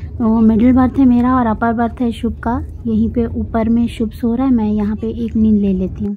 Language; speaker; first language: Hindi; non-native, local second language; Marathi